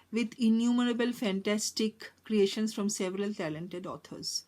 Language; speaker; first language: English; non-native, local second language; Bangla